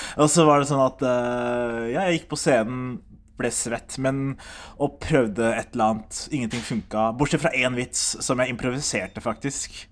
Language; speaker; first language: Norwegian; early bilingual, other home language; Somali